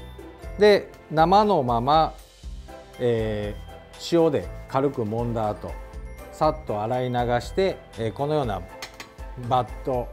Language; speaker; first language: Japanese; native; Japanese